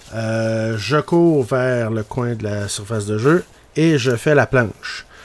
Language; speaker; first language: French; native; French